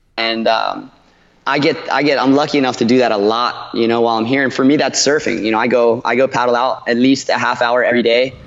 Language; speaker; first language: English; native; English